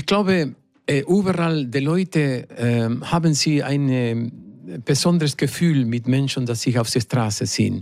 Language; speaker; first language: German; non-native, fluent; Spanish